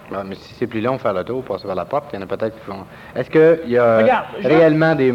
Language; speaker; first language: French; native; French